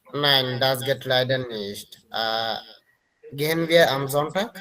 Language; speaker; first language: German; non-native, learner; Bangla